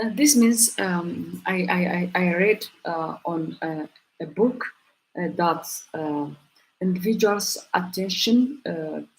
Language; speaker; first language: English; non-native, local second language; Amharic